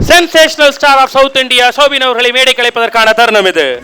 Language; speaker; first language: Tamil; native; Tamil